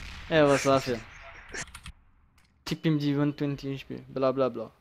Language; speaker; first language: French; native; French